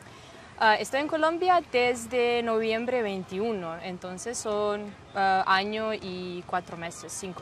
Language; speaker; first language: Spanish; non-native, fluent; Serbian